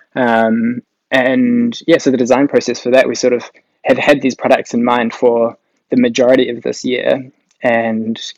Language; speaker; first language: English; native; English